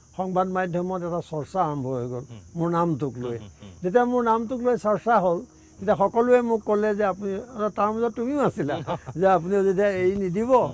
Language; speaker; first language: Assamese; native; Assamese